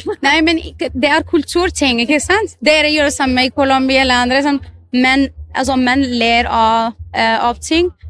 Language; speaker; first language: Norwegian; non-native, fluent; Arabic